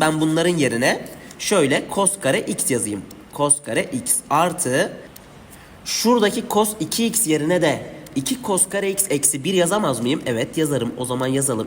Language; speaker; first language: Turkish; native; Turkish